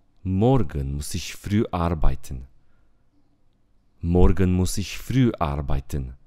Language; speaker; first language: German; non-native, fluent; Romanian